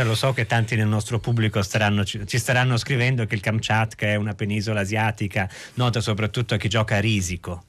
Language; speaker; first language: Italian; native; Italian